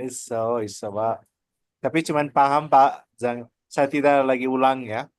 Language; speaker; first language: Indonesian; non-native, learner; Nepali